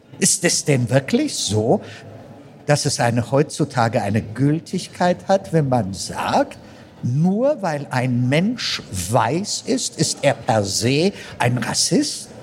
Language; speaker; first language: German; non-native, fluent; Amharic